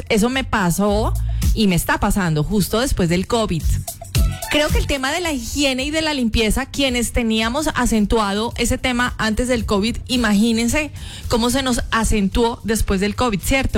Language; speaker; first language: Spanish; native; Spanish